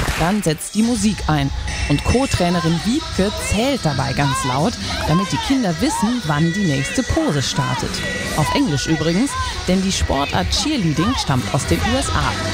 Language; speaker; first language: German; native; German